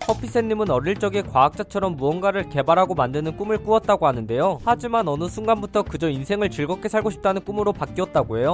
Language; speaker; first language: Korean; native; Korean